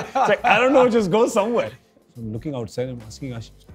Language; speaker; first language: English; non-native, local second language; Hindi